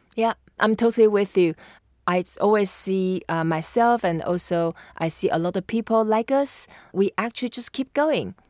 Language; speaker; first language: English; non-native, fluent; Chinese